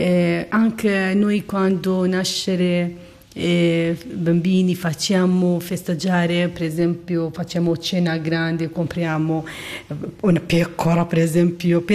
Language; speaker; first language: Italian; non-native, learner; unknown